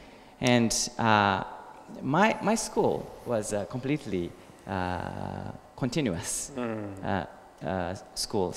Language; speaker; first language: English; non-native, learner; Japanese